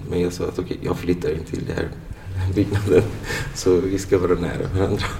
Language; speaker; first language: Swedish; non-native, fluent; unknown